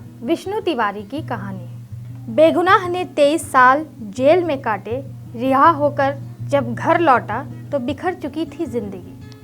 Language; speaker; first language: Hindi; native; Hindi